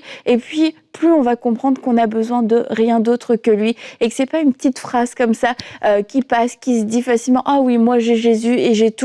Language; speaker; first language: French; native; French